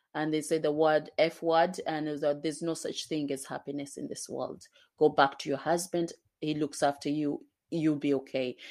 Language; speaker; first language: English; non-native, local second language; Swahili